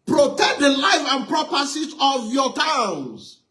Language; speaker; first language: English; non-native, local second language; Yoruba